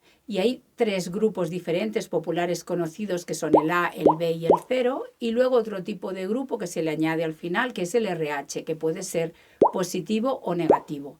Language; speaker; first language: Spanish; native; Spanish